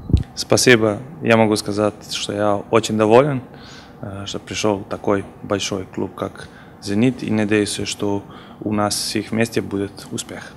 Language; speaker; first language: Russian; non-native, fluent; Serbian